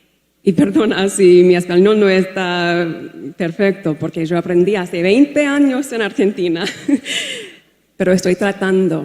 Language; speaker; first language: Spanish; non-native, fluent; English